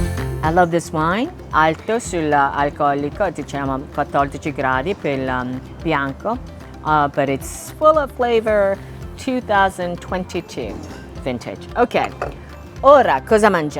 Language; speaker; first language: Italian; non-native, fluent; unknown